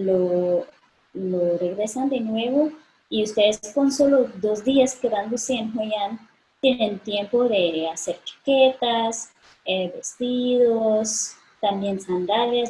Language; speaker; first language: Spanish; non-native, fluent; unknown